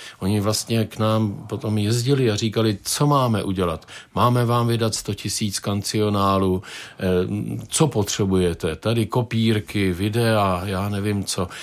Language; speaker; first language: Czech; native; Czech